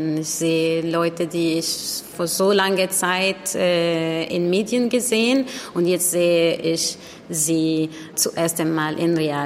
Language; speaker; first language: German; non-native, learner; Arabic